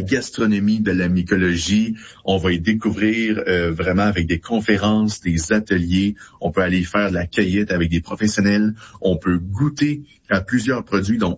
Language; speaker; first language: French; native; French